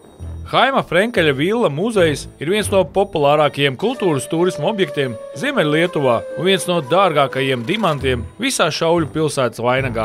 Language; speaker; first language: Latvian; native; Latvian